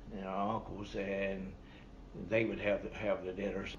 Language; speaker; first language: English; native; English